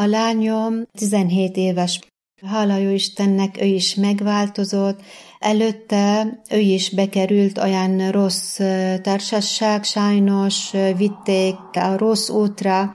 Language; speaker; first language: Hungarian; non-native, fluent; Arabic